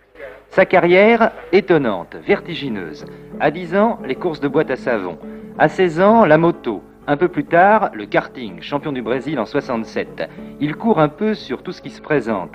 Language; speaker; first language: French; native; French